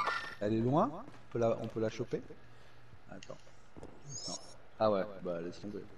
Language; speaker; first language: French; native; French